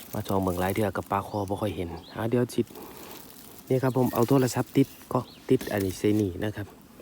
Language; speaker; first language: Thai; native; Thai